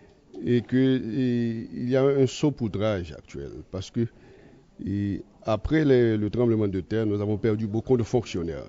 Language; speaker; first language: French; native; French